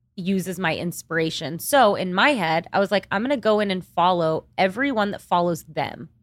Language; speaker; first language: English; native; English